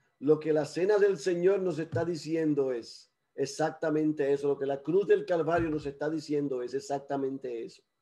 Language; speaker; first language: Spanish; early bilingual, heritage; Spanish